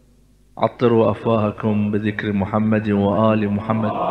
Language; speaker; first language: Arabic; native; Arabic